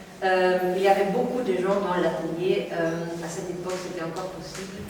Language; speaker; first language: French; non-native, local second language; Dutch